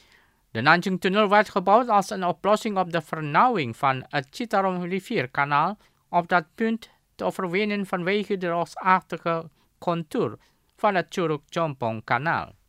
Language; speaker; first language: Dutch; non-native, fluent; Indonesian